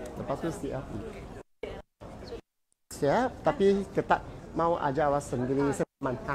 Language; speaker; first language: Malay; non-native, local second language; Chinese